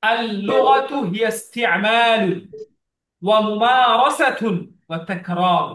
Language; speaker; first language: Arabic; non-native, fluent; Bangla